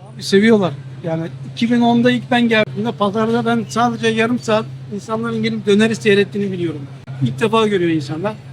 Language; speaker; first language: Turkish; native; Turkish